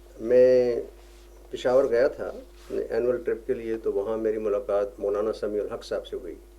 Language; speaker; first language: Urdu; non-native, local second language; Northern Hindko